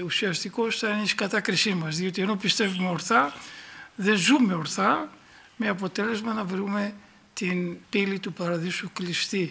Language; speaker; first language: Greek; native; Greek